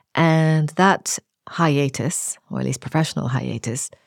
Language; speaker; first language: English; native; English